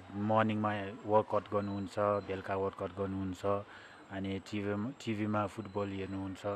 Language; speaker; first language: Nepali; non-native, learner; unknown